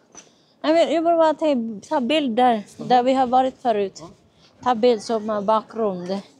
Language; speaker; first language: Swedish; non-native, learner; Filipino